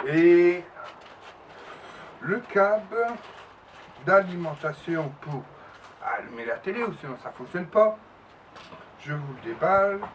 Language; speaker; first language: French; native; French